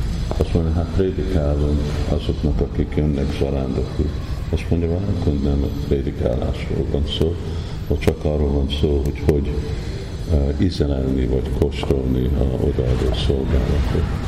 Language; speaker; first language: Hungarian; native; Hungarian